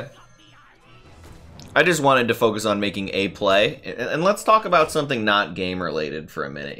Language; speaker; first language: English; native; English